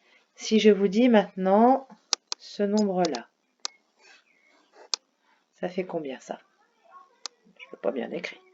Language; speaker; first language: French; native; French